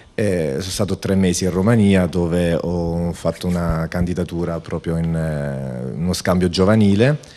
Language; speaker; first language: Italian; native; Italian